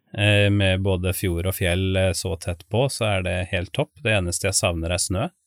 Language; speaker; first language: Norwegian; native; Norwegian